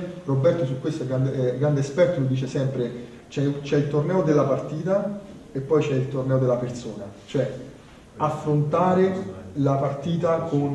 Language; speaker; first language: Italian; native; Italian